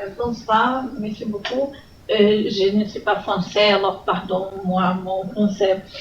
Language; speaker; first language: French; non-native, learner; Italian